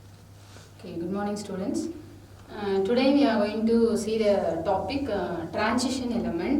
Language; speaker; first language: English; non-native, local second language; Tamil